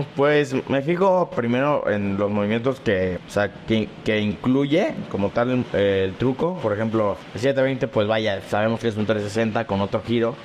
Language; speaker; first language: Spanish; native; Spanish